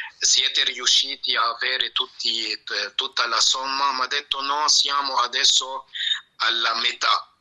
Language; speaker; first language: Italian; non-native, fluent; Arabic